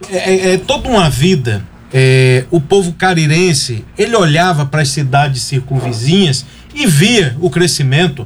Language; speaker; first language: Portuguese; native; Portuguese